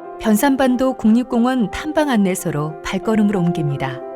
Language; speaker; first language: Korean; native; Korean